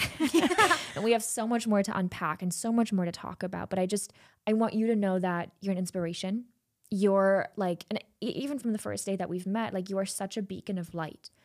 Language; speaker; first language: English; non-native, fluent; German